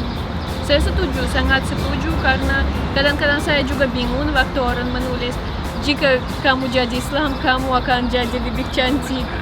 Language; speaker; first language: Indonesian; non-native, fluent; Russian